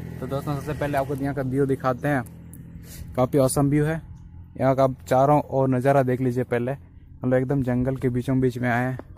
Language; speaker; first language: Hindi; non-native, local second language; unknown